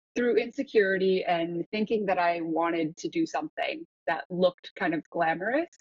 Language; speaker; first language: English; native; English